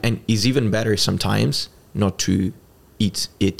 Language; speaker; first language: English; non-native, fluent; Italian